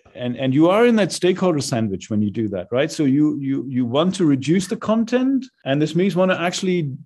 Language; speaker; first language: English; non-native, fluent; German